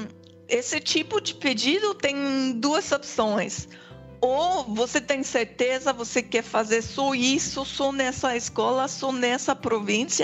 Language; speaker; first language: Portuguese; non-native, fluent; French